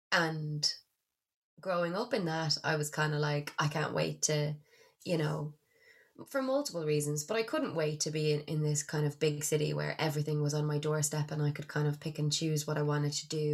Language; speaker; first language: English; native; English